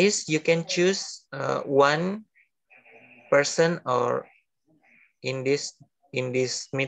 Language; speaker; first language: English; non-native, fluent; Indonesian